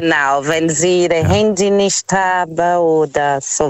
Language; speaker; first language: German; non-native, fluent; Portuguese